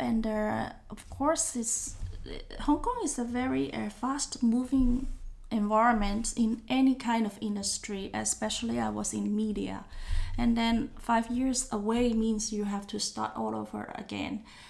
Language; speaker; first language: English; non-native, local second language; Cantonese